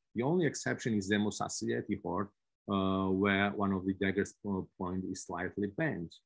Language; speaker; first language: English; non-native, fluent; Georgian